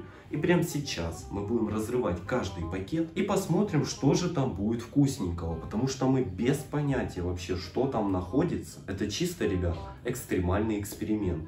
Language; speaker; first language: Russian; native; Russian